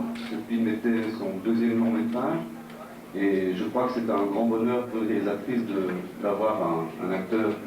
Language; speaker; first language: French; native; French